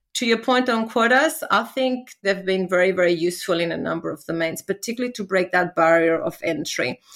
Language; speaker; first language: English; non-native, fluent; Spanish